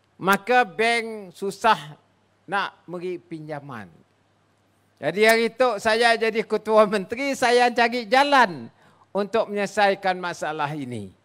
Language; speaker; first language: Malay; native; Malay